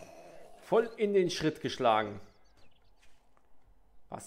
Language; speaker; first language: German; native; German